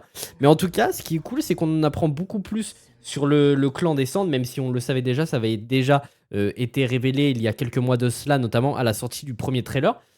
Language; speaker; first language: French; native; French